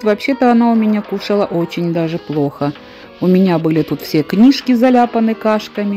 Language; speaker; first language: Russian; native; Russian